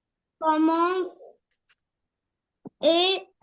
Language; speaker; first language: French; non-native, learner; Arabic